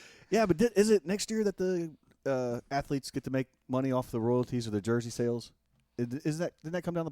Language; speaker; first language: English; native; English